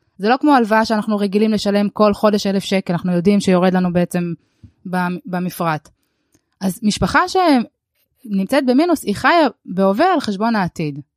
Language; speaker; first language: Hebrew; early bilingual, other home language; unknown